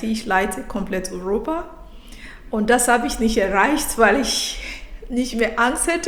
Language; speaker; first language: German; non-native, fluent; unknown